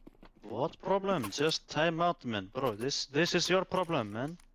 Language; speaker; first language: English; non-native, fluent; Icelandic